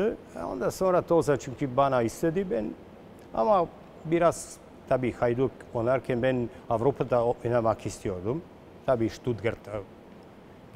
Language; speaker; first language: Turkish; non-native, learner; Serbian